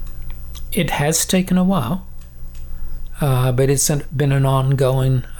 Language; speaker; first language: English; native; English